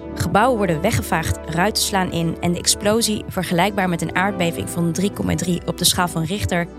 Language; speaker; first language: Dutch; early bilingual, other home language; Turkish